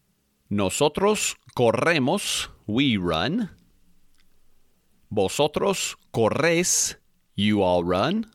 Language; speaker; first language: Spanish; non-native, fluent; English